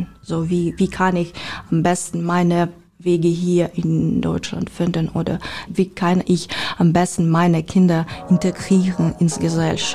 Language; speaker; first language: German; non-native, learner; Ukrainian